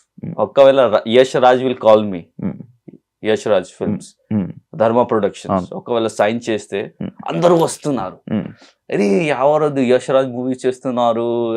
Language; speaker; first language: Telugu; non-native, learner; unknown